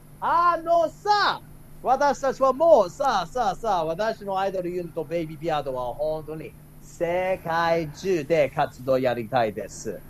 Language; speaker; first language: Japanese; non-native, learner; English